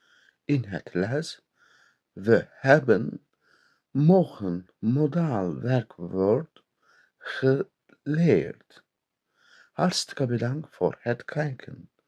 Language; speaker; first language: Dutch; non-native, learner; Turkish